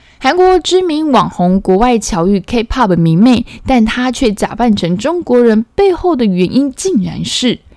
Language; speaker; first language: Chinese; non-native, fluent; Korean